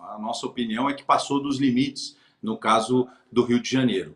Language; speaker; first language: Portuguese; native; Portuguese